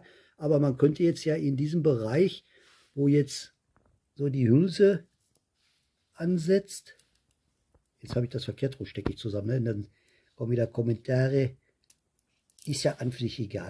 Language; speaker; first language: German; native; German